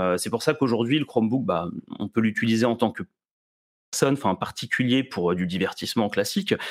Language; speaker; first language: French; early bilingual, other home language; Serbian